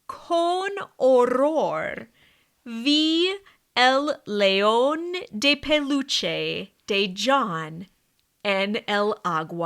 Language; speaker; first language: Spanish; non-native, fluent; English